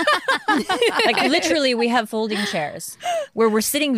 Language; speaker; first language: English; non-native, local second language; Filipino